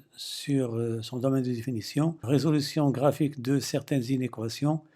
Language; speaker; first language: French; non-native, local second language; Arabic